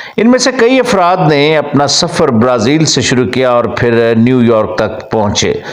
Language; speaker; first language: Urdu; native; Urdu